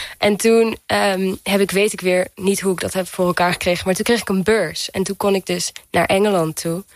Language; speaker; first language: Dutch; early bilingual, heritage; Dutch